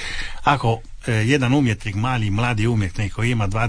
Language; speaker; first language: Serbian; non-native, fluent; Italian